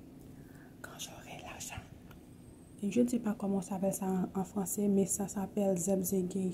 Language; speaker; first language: French; non-native, local second language; Haitian Creole